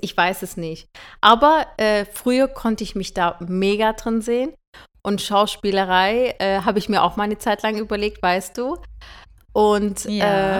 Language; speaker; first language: German; early bilingual, other home language; Turkish